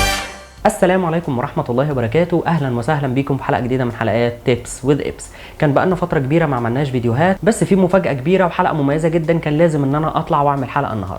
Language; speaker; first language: Arabic; native; Arabic